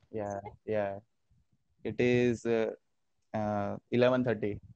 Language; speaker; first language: English; non-native, learner; Hindi